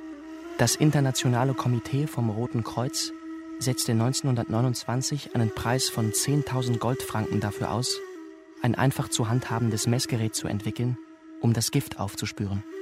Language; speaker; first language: German; native; German